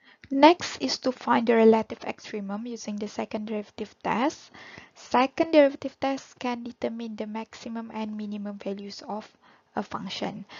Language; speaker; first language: English; non-native, local second language; Malay